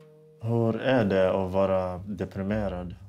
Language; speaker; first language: Swedish; non-native, fluent; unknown